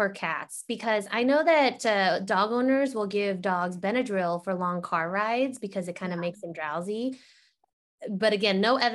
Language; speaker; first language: English; native; English